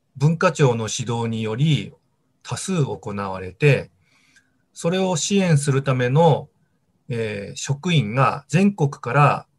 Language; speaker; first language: Japanese; native; Japanese